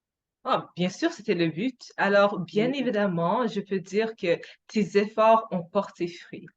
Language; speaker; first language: French; non-native, fluent; English